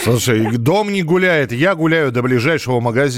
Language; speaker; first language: Russian; native; Russian